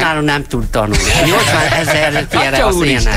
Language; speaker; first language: Hungarian; non-native, learner; Chinese